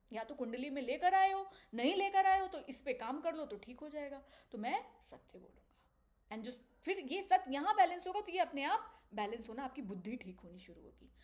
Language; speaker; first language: Hindi; native; Hindi